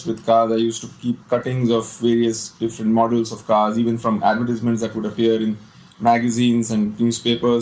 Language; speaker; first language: English; non-native, local second language; Hindi